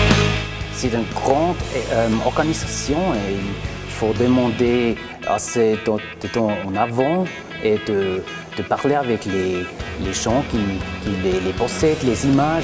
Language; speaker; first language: French; non-native, local second language; German